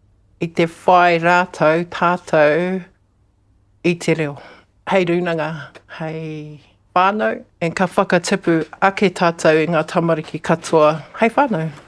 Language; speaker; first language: Māori; non-native, local second language; English